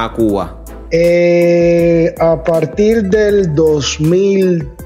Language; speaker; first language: Spanish; native; Spanish